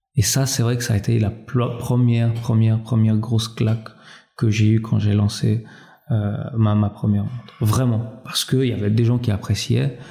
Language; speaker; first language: French; early bilingual, other home language; Albanian